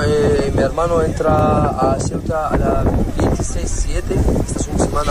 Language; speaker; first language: Spanish; non-native, learner; Arabic